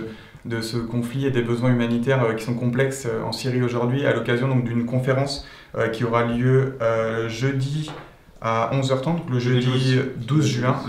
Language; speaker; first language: French; native; French